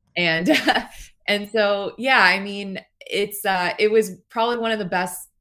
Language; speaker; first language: English; native; English